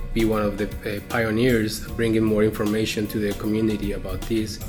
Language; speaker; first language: English; non-native, fluent; Spanish